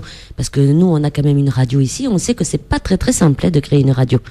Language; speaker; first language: French; native; French